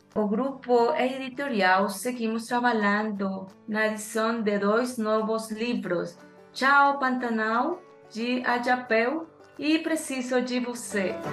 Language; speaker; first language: Portuguese; non-native, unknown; Spanish